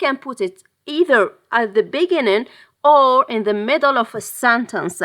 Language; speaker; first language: English; non-native, fluent; French